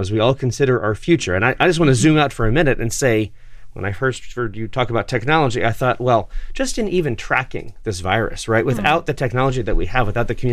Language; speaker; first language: English; native; English